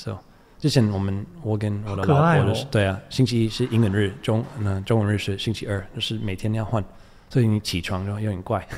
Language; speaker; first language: Chinese; non-native, fluent; English